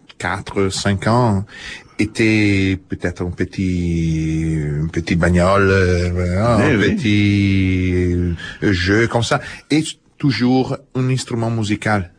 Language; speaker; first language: French; non-native, fluent; Italian